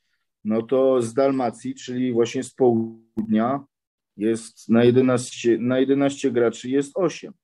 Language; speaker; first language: Polish; early bilingual, heritage; Polish